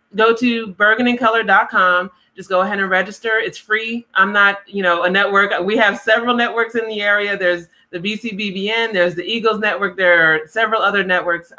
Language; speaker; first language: English; native; English